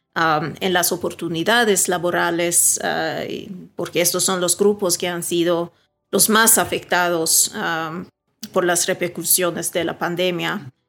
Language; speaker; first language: Spanish; early bilingual, heritage; Swedish